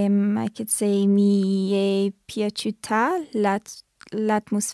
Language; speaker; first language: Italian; non-native, learner; English